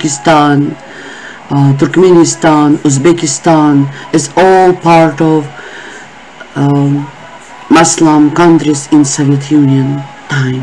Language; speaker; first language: English; non-native, learner; Russian